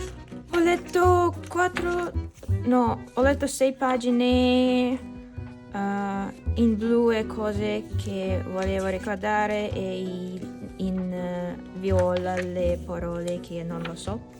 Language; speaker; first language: Italian; non-native, learner; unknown